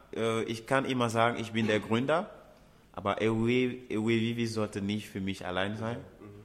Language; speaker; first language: German; non-native, fluent; Ewe